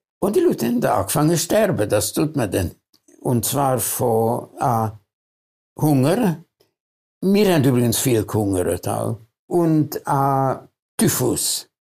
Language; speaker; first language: German; early bilingual, other home language; Hungarian